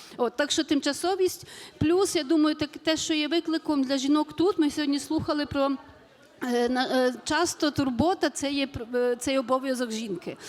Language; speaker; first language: Ukrainian; native; Ukrainian